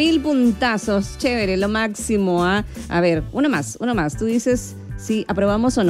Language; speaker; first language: Spanish; native; Spanish